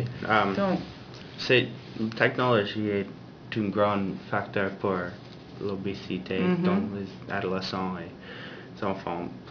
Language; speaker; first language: French; non-native, learner; English